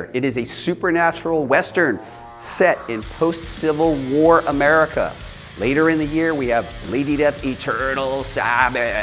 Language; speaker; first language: English; native; English